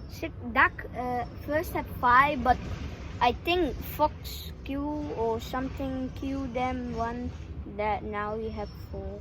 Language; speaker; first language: English; non-native, learner; Thai